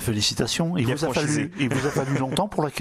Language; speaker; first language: French; native; French